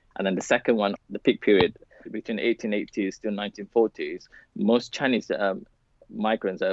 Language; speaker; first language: English; non-native, local second language; Malay